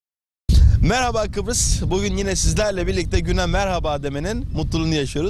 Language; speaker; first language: Turkish; native; Turkish